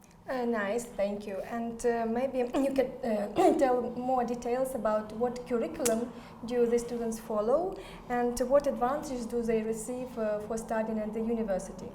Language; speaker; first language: English; non-native, fluent; Ukrainian